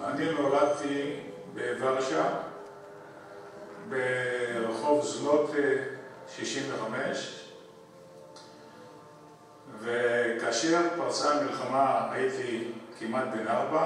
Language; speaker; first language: Hebrew; early bilingual, other home language; Polish